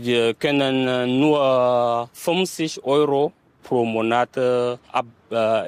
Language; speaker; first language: German; non-native, learner; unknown